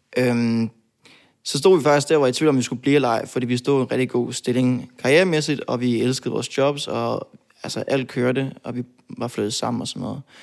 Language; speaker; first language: Danish; native; Danish